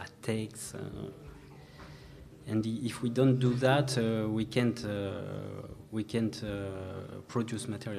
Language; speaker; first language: English; non-native, learner; French